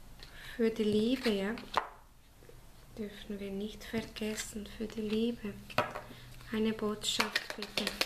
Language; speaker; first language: German; non-native, fluent; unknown